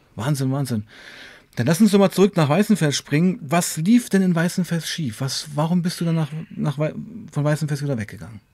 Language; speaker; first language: German; native; German